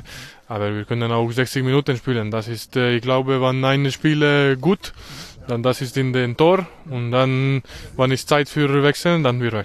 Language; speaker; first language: German; non-native, learner; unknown